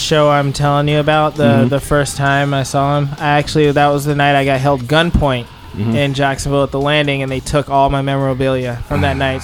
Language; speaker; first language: English; non-native, fluent; French